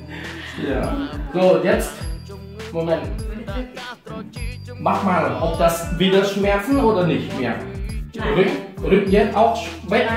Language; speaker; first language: German; non-native, learner; Khmer